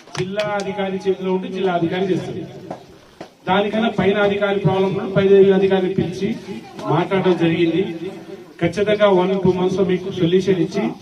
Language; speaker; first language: Telugu; non-native, local second language; Lambadi